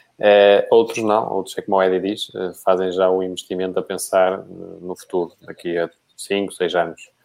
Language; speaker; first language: Portuguese; native; Portuguese